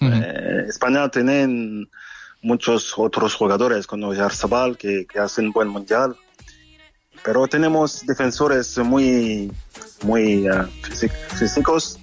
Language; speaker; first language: Spanish; non-native, fluent; French